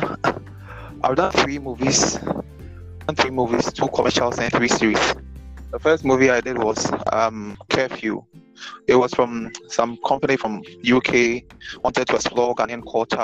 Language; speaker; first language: English; non-native, local second language; Akan